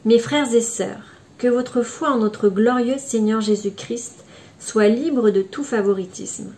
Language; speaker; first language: French; native; French